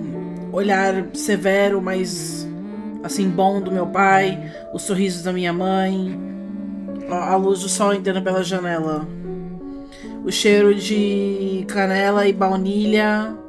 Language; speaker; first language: Portuguese; native; Portuguese